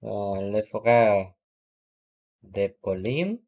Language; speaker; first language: French; non-native, learner; Russian